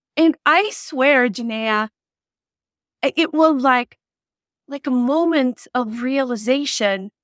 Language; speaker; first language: English; non-native, fluent; Turkish